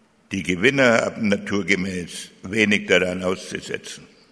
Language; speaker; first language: German; native; German